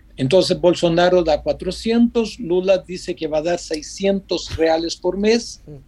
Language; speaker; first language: Spanish; non-native, fluent; Portuguese